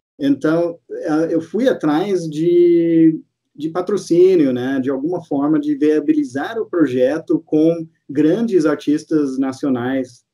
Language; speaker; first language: Portuguese; non-native, fluent; English